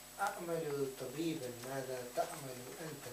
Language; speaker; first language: Arabic; non-native, learner; English